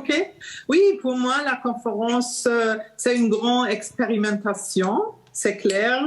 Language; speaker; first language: French; non-native, fluent; German